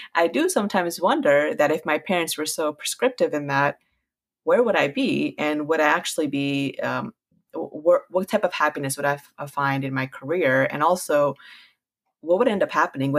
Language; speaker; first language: English; early bilingual, other home language; Punjabi